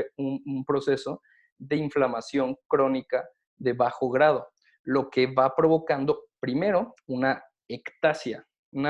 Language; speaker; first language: Spanish; native; Spanish